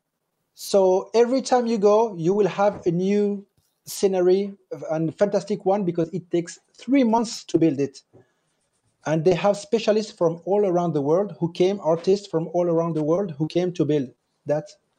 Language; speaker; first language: English; non-native, fluent; French